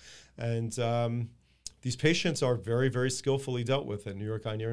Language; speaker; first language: English; native; English